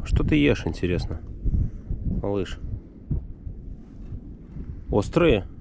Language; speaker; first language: Russian; native; Russian